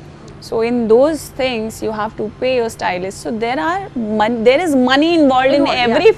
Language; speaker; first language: English; non-native, local second language; Hindi